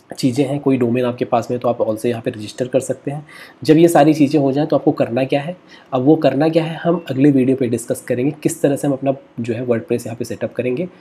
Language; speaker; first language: Hindi; native; Hindi